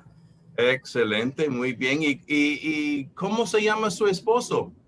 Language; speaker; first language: Spanish; non-native, fluent; English